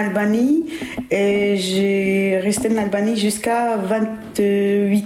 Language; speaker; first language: French; non-native, learner; Albanian